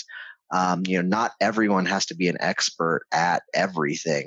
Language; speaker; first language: English; native; English